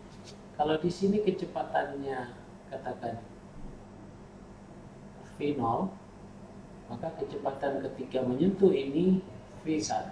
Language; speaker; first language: Indonesian; native; Indonesian